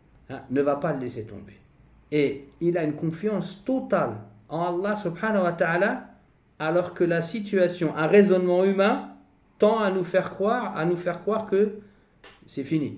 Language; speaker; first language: French; native; French